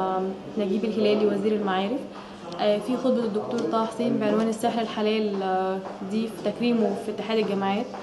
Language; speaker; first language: Arabic; native; Arabic